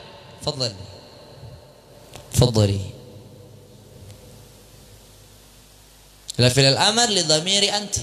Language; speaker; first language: Arabic; non-native, fluent; Indonesian